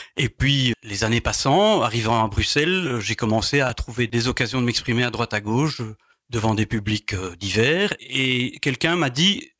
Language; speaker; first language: French; native; French